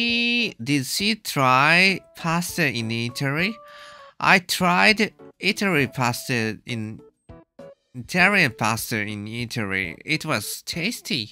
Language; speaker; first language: English; non-native, learner; Japanese